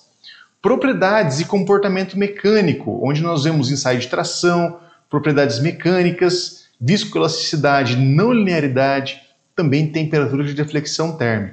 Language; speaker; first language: Portuguese; native; Portuguese